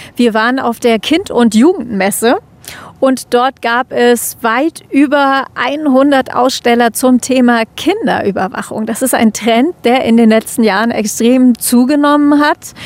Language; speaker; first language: German; native; German